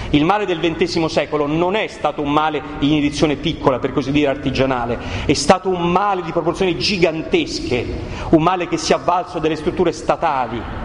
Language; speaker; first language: Italian; native; Italian